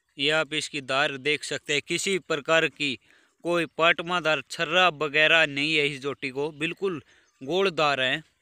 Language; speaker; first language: Hindi; native; Hindi